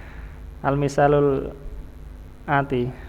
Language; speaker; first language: Arabic; non-native, fluent; Indonesian